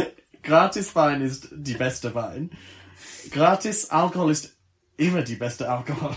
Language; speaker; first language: German; non-native, learner; English